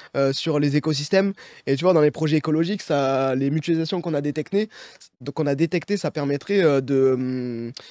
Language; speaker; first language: French; native; French